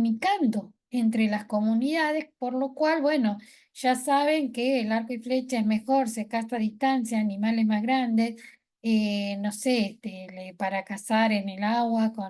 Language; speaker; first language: Spanish; native; Spanish